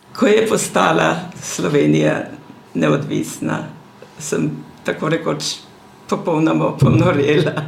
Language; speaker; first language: Slovenian; native; Slovenian